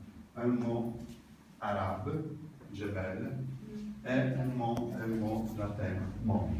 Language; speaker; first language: French; non-native, learner; Italian